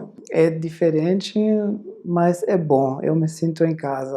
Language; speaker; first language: Portuguese; non-native, fluent; German